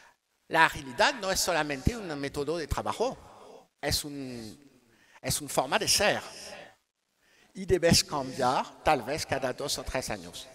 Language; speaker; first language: Spanish; non-native, learner; French